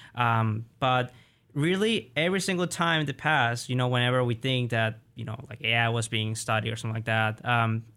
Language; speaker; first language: English; early bilingual, other home language; Spanish